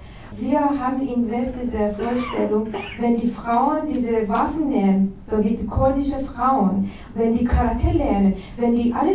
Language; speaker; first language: German; non-native, fluent; Persian